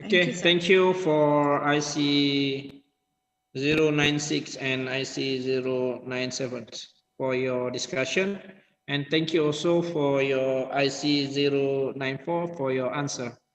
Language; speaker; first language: English; non-native, learner; Indonesian